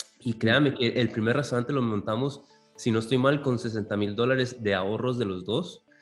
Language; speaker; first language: Spanish; native; Spanish